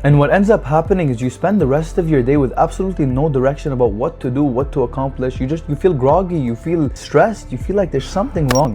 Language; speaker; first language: English; non-native, fluent; Arabic